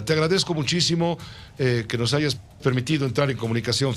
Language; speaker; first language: Spanish; native; Spanish